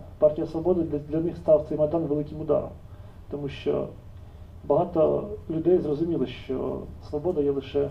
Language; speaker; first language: Ukrainian; native; Ukrainian